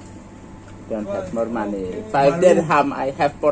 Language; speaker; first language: English; non-native, learner; Indonesian